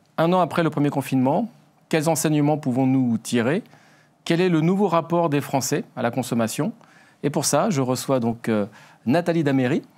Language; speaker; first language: French; native; French